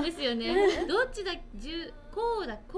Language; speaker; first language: Japanese; native; Japanese